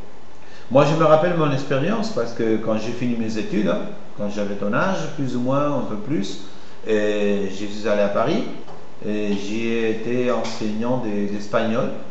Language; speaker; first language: French; non-native, fluent; Spanish